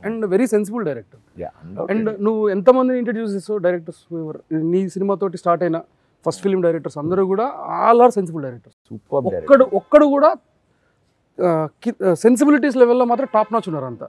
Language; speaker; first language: Telugu; native; Telugu